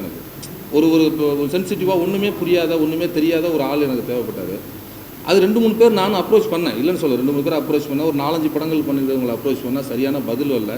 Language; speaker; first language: Tamil; native; Tamil